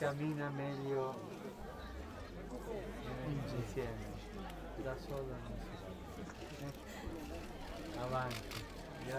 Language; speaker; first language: Italian; non-native, fluent; Spanish